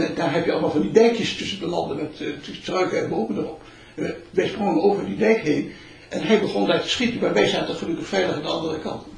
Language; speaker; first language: Dutch; early bilingual, other home language; Malay